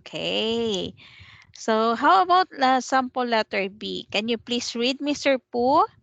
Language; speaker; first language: English; non-native, fluent; Vietnamese